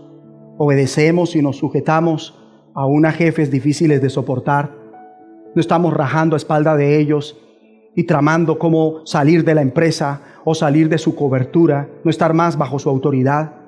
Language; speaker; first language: Spanish; native; Spanish